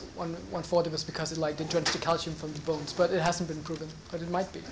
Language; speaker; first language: English; non-native, fluent; Danish